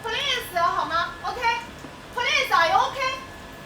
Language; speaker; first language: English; non-native, learner; Chinese